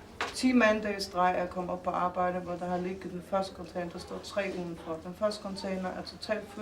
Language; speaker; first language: Danish; native; Danish